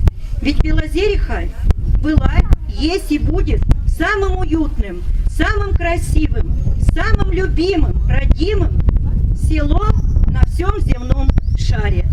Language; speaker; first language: Russian; native; Russian